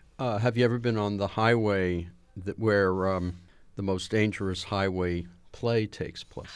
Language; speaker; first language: English; native; English